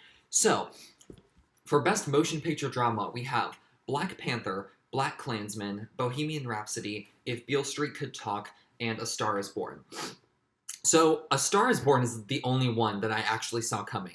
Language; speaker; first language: English; native; English